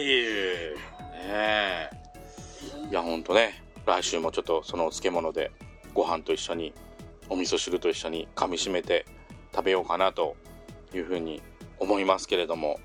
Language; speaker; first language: Japanese; native; Japanese